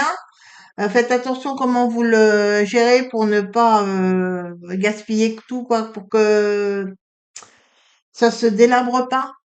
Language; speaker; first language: French; native; French